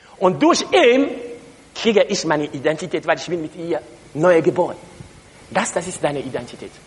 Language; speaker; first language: German; non-native, learner; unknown